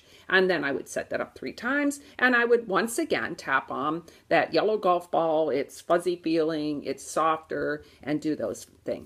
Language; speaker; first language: English; native; English